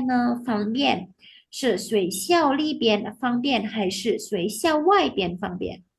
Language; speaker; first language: Chinese; non-native, fluent; Indonesian